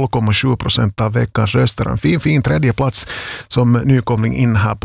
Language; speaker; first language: Swedish; native; Swedish